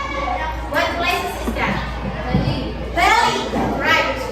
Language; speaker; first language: English; non-native, fluent; Indonesian